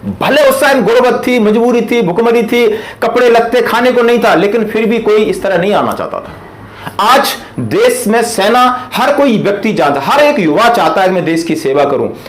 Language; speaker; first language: Hindi; native; Hindi